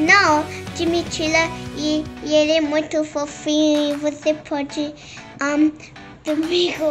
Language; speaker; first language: Portuguese; early bilingual, heritage; Portuguese